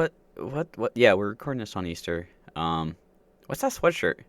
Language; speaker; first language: English; native; English